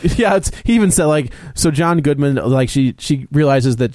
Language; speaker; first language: English; native; English